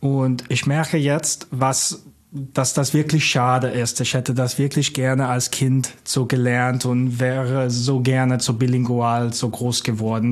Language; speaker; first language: German; non-native, fluent; English